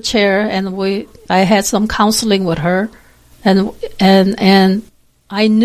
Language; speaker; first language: English; non-native, fluent; Korean